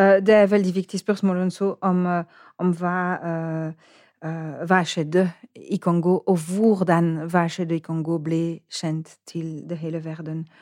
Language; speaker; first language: Norwegian; non-native, fluent; French